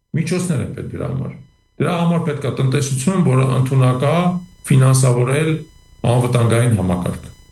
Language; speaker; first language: Armenian; native; Armenian